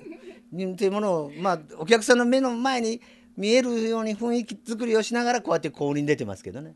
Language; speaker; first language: Japanese; native; Japanese